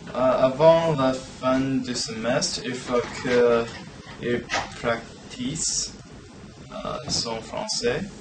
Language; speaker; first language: French; non-native, learner; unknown